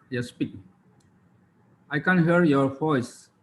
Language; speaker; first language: English; non-native, learner; Indonesian